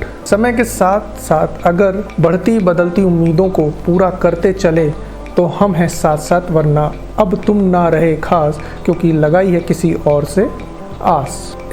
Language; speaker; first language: Hindi; native; Hindi